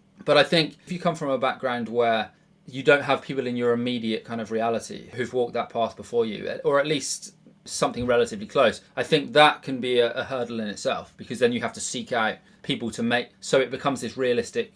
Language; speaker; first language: English; native; English